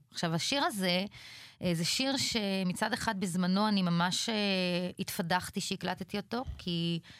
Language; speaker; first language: Hebrew; native; Hebrew